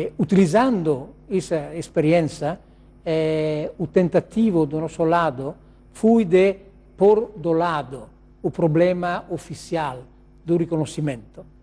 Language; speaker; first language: Portuguese; non-native, learner; Italian